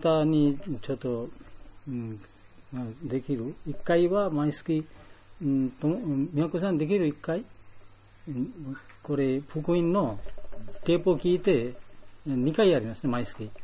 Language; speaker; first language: Japanese; non-native, learner; Bangla